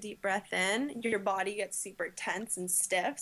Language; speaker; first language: English; native; English